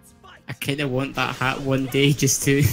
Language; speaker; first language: English; native; English